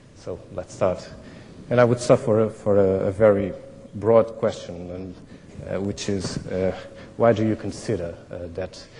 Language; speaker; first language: English; non-native, fluent; Portuguese